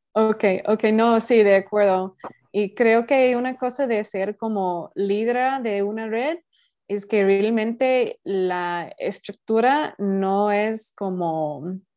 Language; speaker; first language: Spanish; non-native, fluent; English